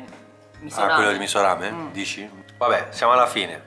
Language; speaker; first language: Italian; native; Italian